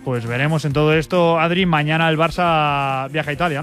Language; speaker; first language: Spanish; native; Spanish